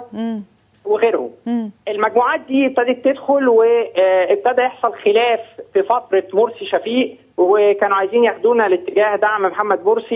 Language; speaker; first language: Arabic; native; Arabic